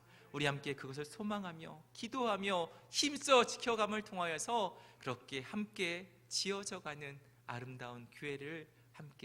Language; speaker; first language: Korean; native; Korean